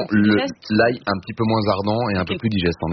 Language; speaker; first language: French; native; French